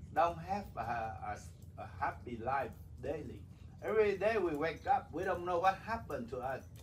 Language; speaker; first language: English; non-native, learner; Vietnamese